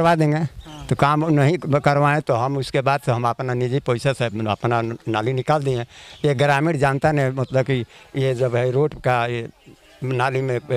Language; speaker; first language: Hindi; native; Hindi